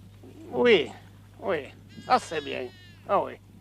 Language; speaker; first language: French; non-native, local second language; Basque